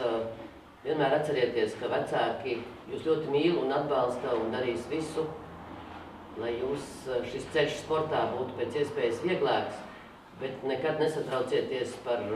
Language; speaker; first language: Latvian; native; Latvian